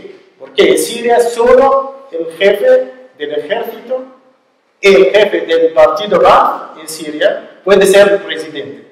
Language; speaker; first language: Spanish; non-native, learner; Arabic